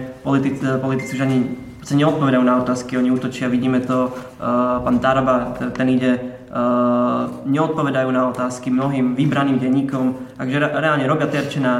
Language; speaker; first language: Slovak; native; Slovak